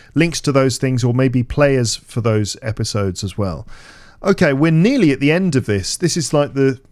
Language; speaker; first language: English; native; English